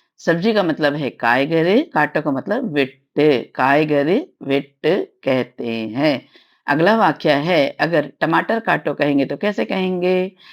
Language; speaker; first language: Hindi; non-native, local second language; Tamil